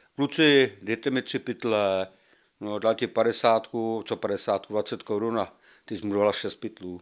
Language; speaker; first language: Czech; native; Czech